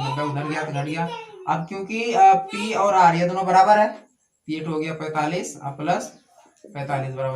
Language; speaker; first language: Hindi; native; Hindi